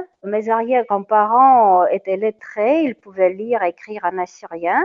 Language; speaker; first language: French; non-native, fluent; Russian